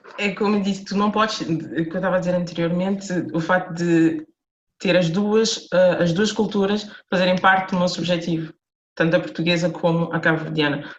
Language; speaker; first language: Portuguese; native; Portuguese